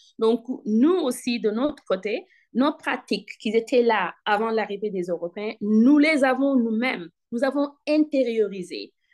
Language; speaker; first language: French; non-native, local second language; Wolof